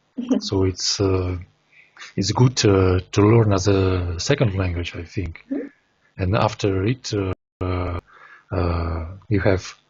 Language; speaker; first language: English; non-native, learner; Russian